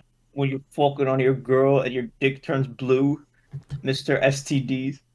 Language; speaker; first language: English; native; English